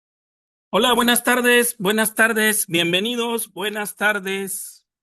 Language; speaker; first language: Spanish; native; Spanish